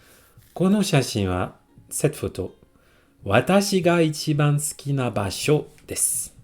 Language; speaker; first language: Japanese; non-native, fluent; French